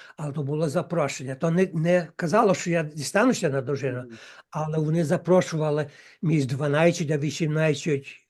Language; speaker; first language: Ukrainian; early bilingual, heritage; Ukrainian